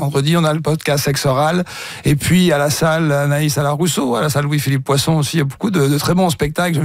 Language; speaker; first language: French; native; French